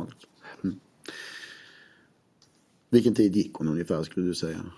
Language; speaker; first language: Swedish; native; Swedish